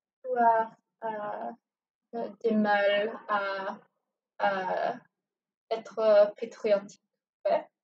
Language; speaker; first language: French; non-native, learner; English